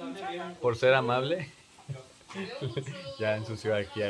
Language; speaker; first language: Spanish; native; Spanish